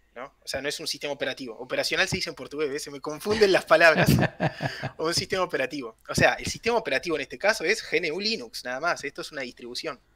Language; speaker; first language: Spanish; native; Spanish